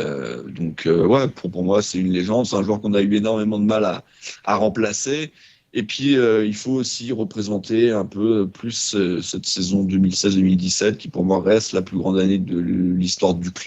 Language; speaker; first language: French; native; French